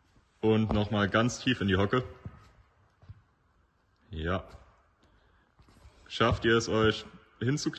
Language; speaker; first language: German; native; German